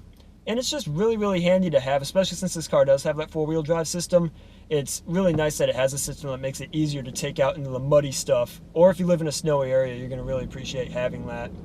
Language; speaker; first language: English; native; English